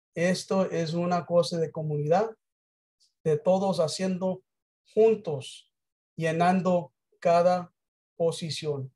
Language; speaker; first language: Spanish; early bilingual, heritage; English